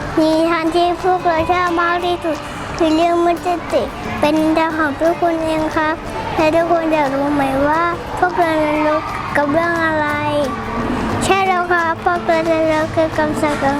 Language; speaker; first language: Thai; native; Thai